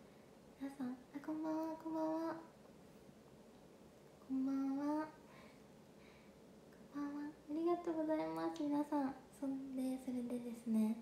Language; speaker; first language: Japanese; native; Japanese